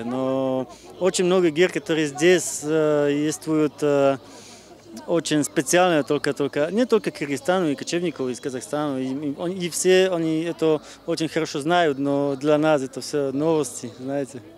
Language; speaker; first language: Russian; non-native, learner; Slovak